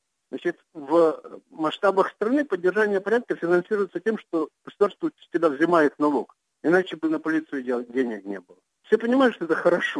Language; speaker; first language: Russian; native; Russian